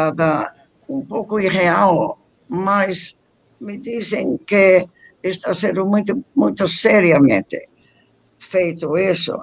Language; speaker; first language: Portuguese; non-native, fluent; English